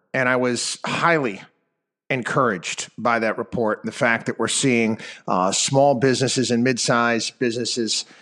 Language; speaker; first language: English; native; English